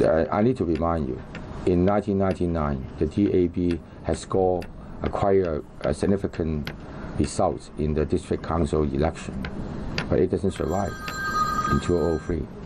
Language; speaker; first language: English; non-native, local second language; Cantonese